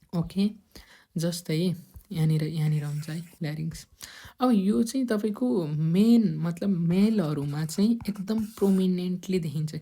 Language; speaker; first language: Nepali; native; Nepali